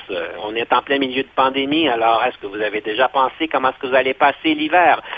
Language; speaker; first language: French; native; French